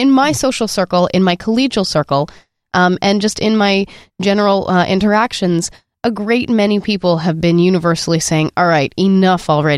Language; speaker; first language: English; native; English